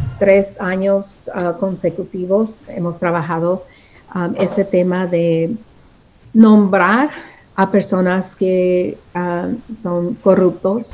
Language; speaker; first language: Spanish; early bilingual, other home language; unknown